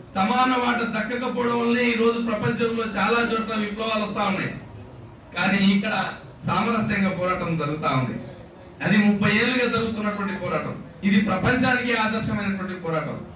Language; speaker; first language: Telugu; native; Telugu